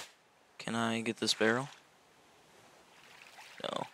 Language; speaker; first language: English; native; English